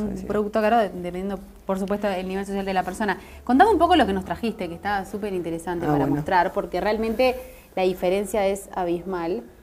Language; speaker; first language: Spanish; native; Spanish